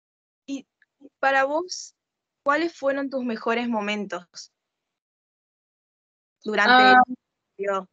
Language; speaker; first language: Spanish; native; Spanish